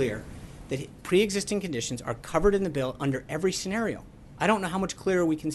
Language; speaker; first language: English; native; English